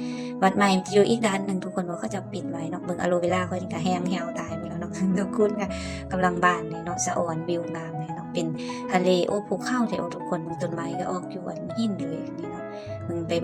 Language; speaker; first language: Thai; non-native, local second language; Northeastern Thai